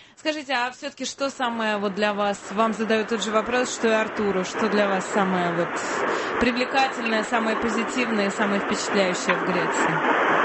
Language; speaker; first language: Russian; native; Russian